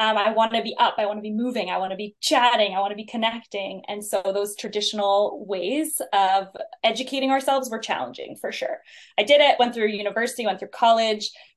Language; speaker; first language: English; native; English